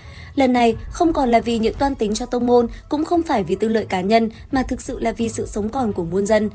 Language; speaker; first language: Vietnamese; native; Vietnamese